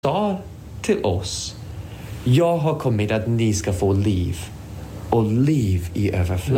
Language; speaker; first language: Swedish; non-native, fluent; English